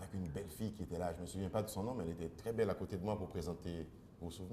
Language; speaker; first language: French; non-native, local second language; Haitian Creole